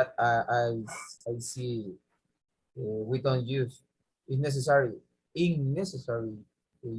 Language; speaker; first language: English; non-native, learner; Spanish